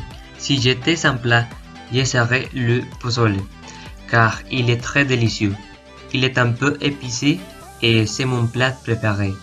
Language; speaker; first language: French; non-native, learner; Spanish